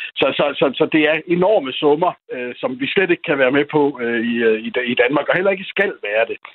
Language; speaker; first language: Danish; native; Danish